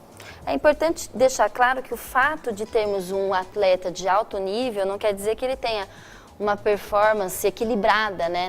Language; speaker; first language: Portuguese; native; Portuguese